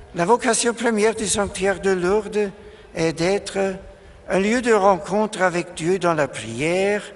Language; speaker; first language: French; non-native, fluent; German